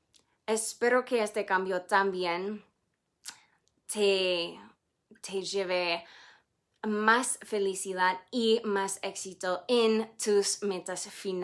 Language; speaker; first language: Spanish; non-native, fluent; English